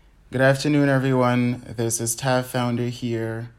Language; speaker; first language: English; native; English